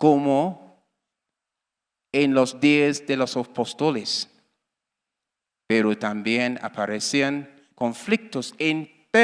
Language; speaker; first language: Spanish; non-native, learner; English